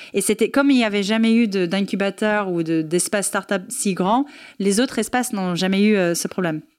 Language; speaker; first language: French; non-native, fluent; English